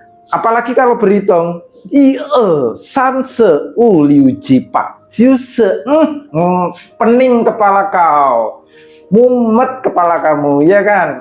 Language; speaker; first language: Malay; non-native, local second language; Javanese